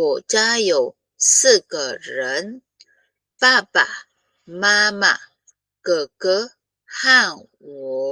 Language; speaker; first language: Chinese; non-native, fluent; Filipino